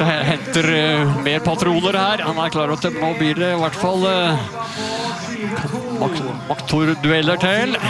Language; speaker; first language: Norwegian; native; Norwegian